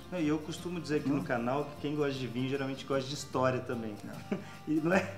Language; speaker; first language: Portuguese; native; Portuguese